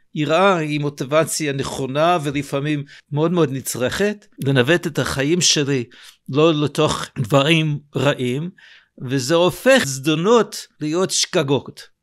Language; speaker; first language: Hebrew; non-native, fluent; English